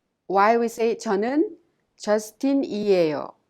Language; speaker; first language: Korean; non-native, fluent; English